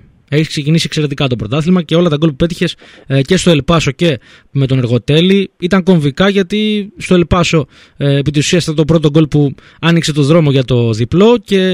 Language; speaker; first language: Greek; native; Greek